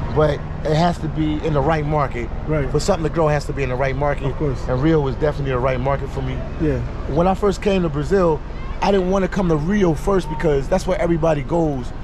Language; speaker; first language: English; native; English